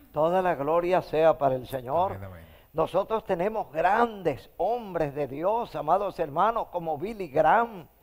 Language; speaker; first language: Spanish; native; Spanish